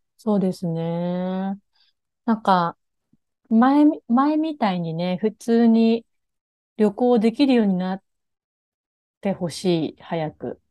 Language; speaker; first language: Japanese; native; Japanese